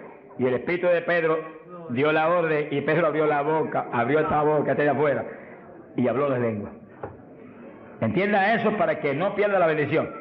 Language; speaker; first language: Spanish; native; Spanish